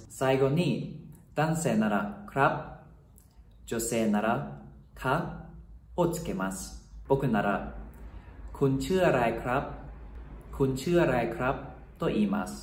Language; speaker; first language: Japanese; non-native, fluent; Thai